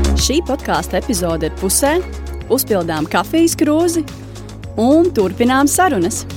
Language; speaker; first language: Latvian; native; Latvian